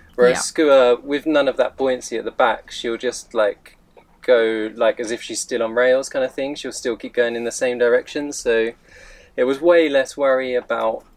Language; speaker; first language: English; native; English